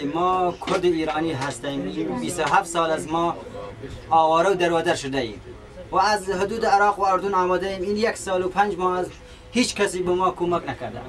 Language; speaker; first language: Persian; non-native, local second language; Kurdish